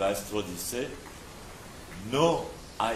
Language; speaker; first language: Spanish; non-native, fluent; French